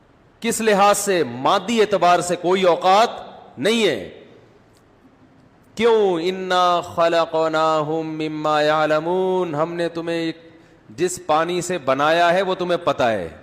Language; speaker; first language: Urdu; native; Urdu